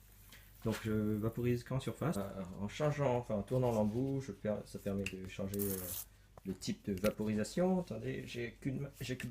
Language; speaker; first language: French; native; French